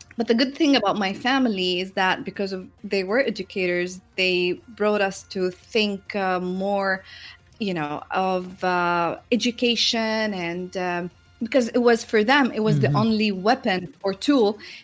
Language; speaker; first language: English; non-native, fluent; Arabic